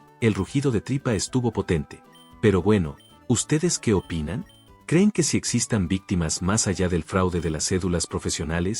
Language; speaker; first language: Spanish; native; Spanish